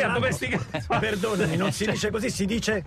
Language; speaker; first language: Italian; native; Italian